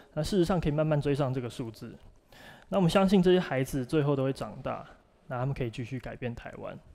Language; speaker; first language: Chinese; native; Chinese